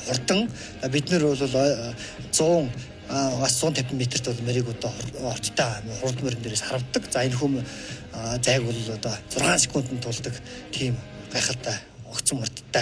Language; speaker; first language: Mongolian; native; Mongolian